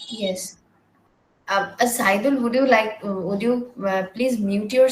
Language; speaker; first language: English; non-native, fluent; Bangla